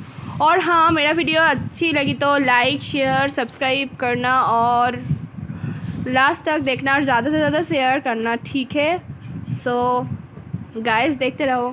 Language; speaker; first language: Hindi; non-native, local second language; Bangla